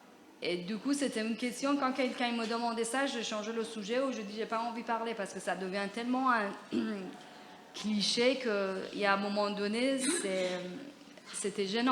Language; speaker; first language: French; non-native, fluent; Persian